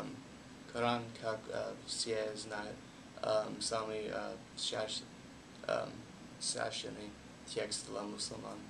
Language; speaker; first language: Russian; non-native, learner; English